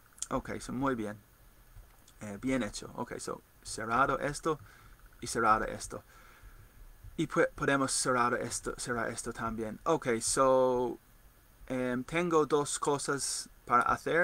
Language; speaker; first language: Spanish; non-native, learner; English